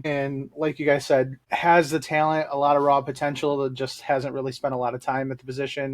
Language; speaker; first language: English; native; English